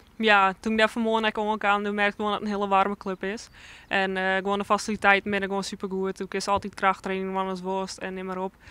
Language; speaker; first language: Dutch; non-native, local second language; Western Frisian